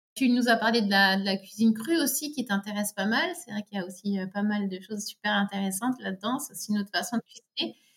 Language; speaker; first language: French; native; French